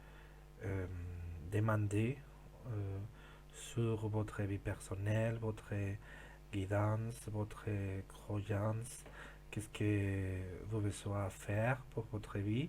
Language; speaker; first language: French; non-native, learner; Spanish